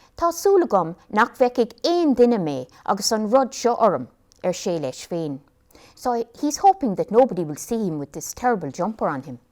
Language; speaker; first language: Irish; non-native, local second language; English